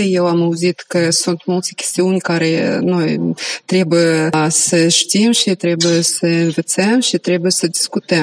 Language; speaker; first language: Romanian; non-native, local second language; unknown